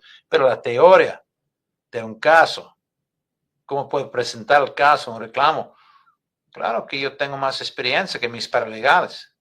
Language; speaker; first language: Spanish; non-native, fluent; English